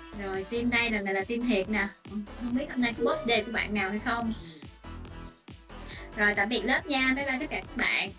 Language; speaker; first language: Vietnamese; native; Vietnamese